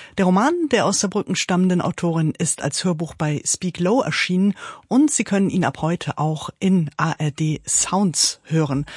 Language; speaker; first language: German; native; German